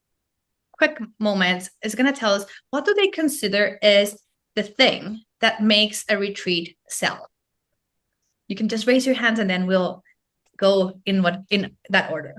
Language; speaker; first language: English; non-native, fluent; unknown